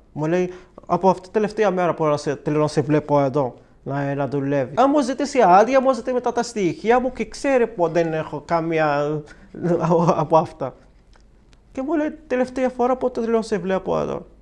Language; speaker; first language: Greek; non-native, fluent; Arabic